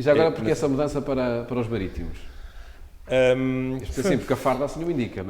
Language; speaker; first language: Portuguese; native; Portuguese